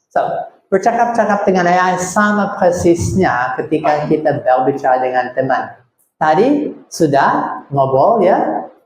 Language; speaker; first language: Indonesian; non-native, fluent; English